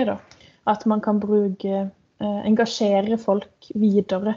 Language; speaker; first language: Norwegian; native; Norwegian